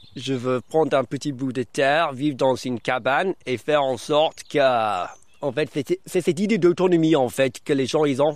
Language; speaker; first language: French; non-native, fluent; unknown